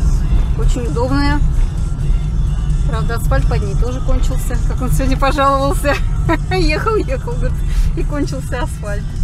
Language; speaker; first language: Russian; native; Russian